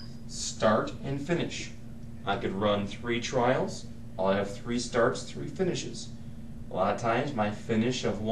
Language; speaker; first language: English; native; English